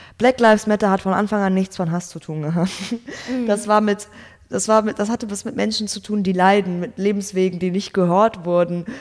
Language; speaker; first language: German; native; German